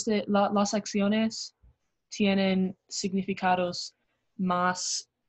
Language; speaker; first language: Spanish; non-native, learner; English